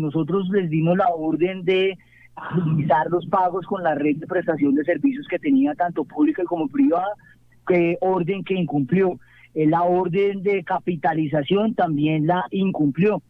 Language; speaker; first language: Spanish; native; Spanish